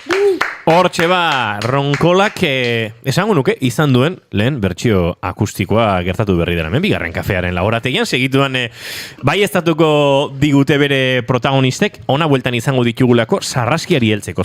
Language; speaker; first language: Basque; native; Basque